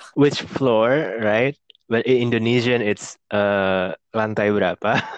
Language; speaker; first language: English; non-native, fluent; Indonesian